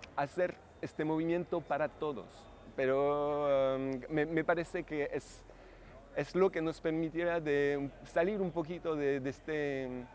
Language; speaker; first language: Spanish; non-native, fluent; French